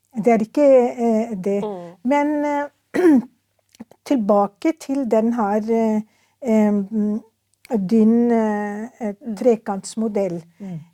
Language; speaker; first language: Norwegian; non-native, fluent; Urdu